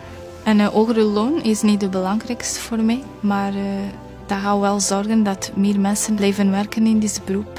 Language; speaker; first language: Dutch; non-native, fluent; Portuguese